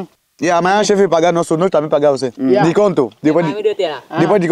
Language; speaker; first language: Portuguese; non-native, learner; Vietnamese